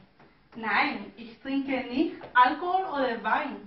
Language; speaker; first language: German; non-native, learner; Spanish